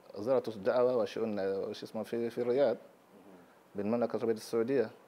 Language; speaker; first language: Arabic; non-native, fluent; Yoruba